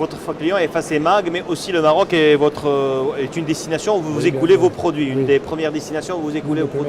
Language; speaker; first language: French; non-native, local second language; Arabic